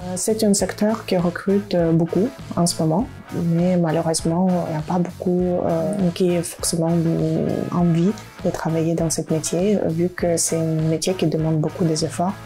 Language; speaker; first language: French; non-native, fluent; Ukrainian